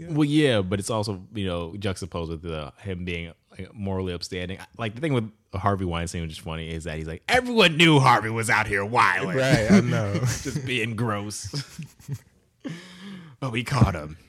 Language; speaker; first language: English; native; English